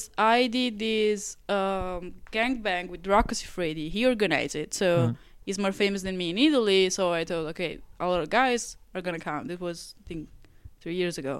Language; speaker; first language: English; non-native, fluent; Italian